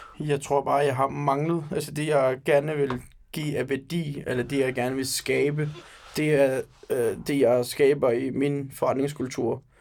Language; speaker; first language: Danish; early bilingual, other home language; Turkish